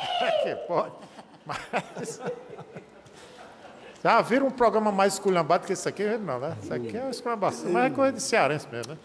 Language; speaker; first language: Portuguese; native; Portuguese